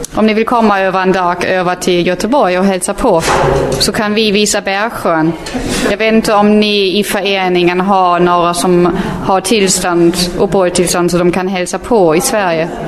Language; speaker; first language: Swedish; native; Swedish